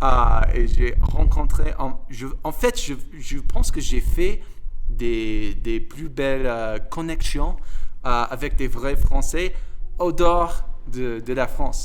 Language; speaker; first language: French; non-native, fluent; English